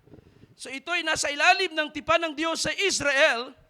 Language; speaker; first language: Filipino; native; Filipino